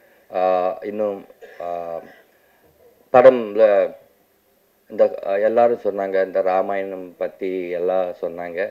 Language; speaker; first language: Tamil; non-native, local second language; Telugu